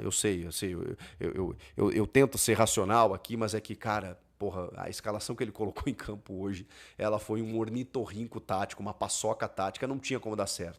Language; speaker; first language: Portuguese; native; Portuguese